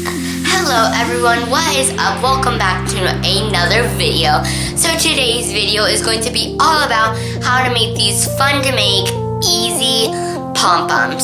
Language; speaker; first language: English; native; English